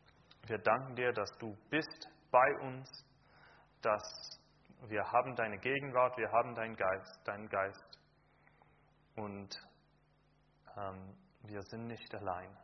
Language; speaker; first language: German; non-native, fluent; English